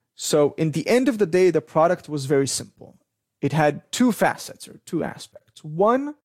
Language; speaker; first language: English; non-native, fluent; Hebrew